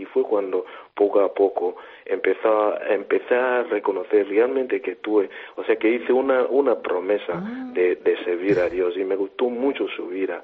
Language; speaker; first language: Spanish; non-native, fluent; Igbo